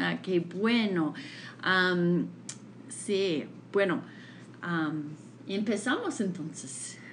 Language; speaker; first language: Spanish; non-native, fluent; English